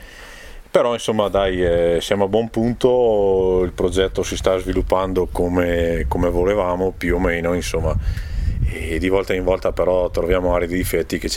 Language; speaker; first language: Italian; native; Italian